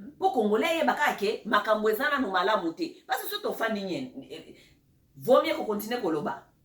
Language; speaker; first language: Lingala; non-native, local second language; Swahili